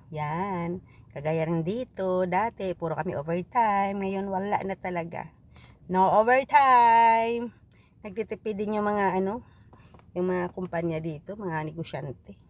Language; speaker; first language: Filipino; non-native, local second language; Hiligaynon